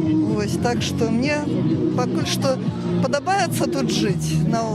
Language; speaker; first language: Belarusian; non-native, local second language; Russian